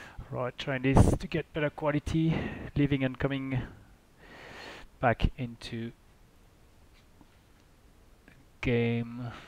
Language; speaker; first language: English; non-native, fluent; French